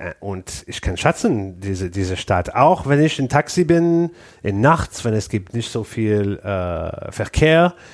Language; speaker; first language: German; non-native, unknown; English